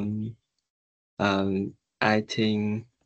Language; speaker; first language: English; non-native, learner; Vietnamese